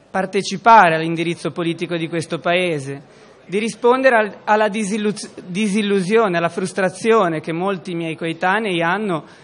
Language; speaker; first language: Italian; native; Italian